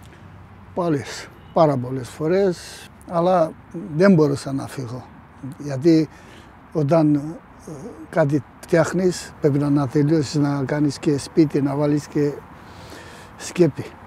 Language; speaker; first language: Greek; non-native, fluent; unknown